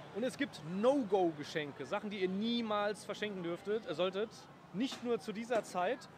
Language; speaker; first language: German; native; German